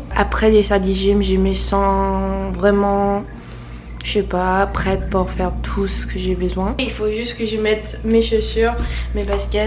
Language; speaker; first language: French; non-native, fluent; English